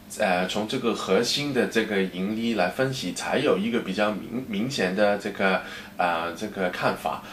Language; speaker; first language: Chinese; non-native, local second language; Cantonese